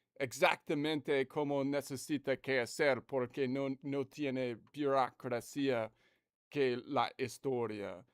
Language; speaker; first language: Spanish; non-native, learner; English